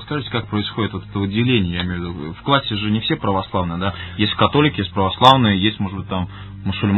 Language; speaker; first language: Russian; native; Russian